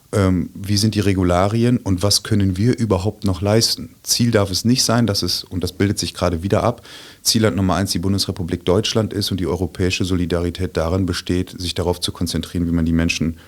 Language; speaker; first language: German; native; German